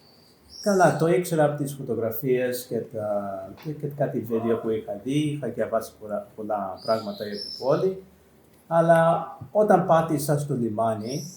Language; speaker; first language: Greek; non-native, learner; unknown